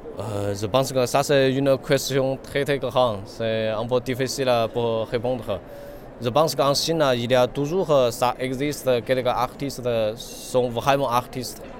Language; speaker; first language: French; non-native, learner; Chinese